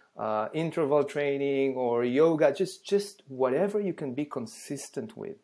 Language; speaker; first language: English; non-native, fluent; Hebrew